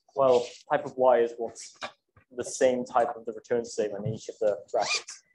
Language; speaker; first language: English; native; English